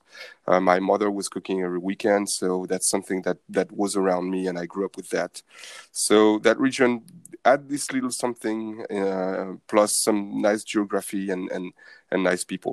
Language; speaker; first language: English; non-native, fluent; French